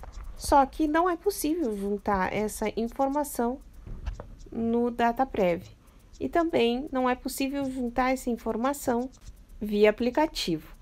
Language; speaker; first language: Portuguese; native; Portuguese